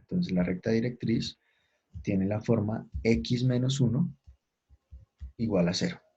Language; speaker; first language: Spanish; native; Spanish